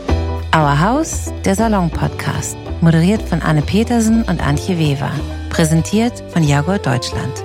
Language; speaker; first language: German; native; German